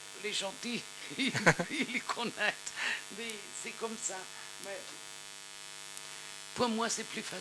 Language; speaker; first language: French; non-native, learner; German